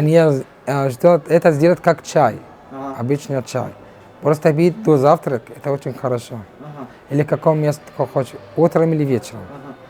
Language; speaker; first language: Russian; non-native, learner; Arabic